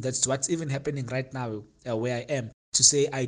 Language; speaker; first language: English; non-native, local second language; Xhosa